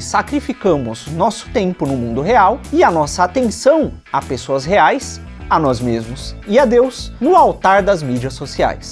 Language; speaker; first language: Portuguese; native; Portuguese